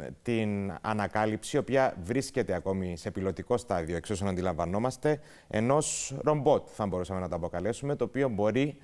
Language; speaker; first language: Greek; native; Greek